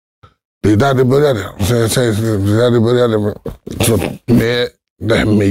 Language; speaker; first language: Swedish; early bilingual, other home language; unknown